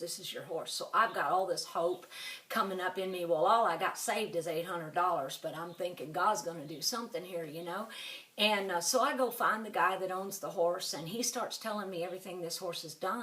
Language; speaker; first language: English; native; English